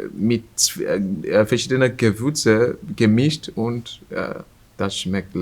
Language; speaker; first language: German; non-native, fluent; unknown